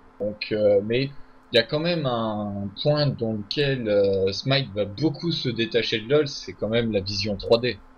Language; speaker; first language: French; native; French